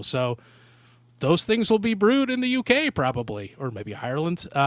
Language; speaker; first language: English; native; English